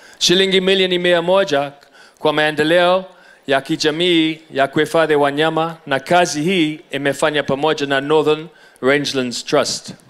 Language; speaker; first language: Swahili; non-native, local second language; English